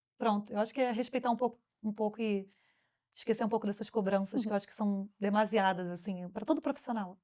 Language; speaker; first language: Portuguese; native; Portuguese